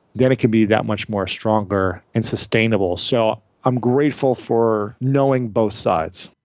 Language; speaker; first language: English; native; English